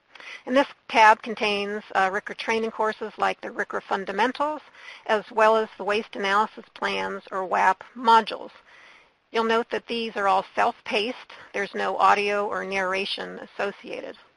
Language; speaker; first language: English; native; English